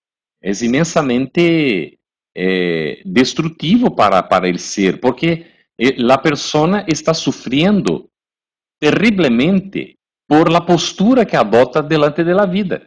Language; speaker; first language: Spanish; non-native, fluent; Portuguese